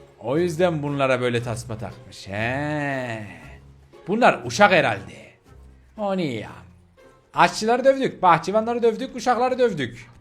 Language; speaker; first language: Turkish; native; Turkish